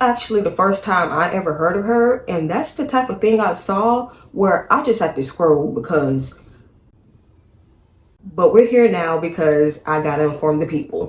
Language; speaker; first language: English; native; English